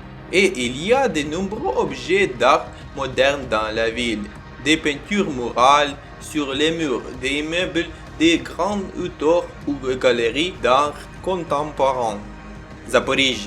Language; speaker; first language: French; non-native, learner; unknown